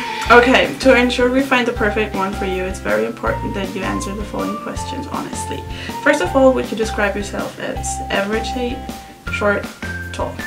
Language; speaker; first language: English; non-native, fluent; German